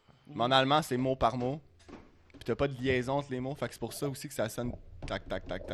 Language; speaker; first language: French; native; French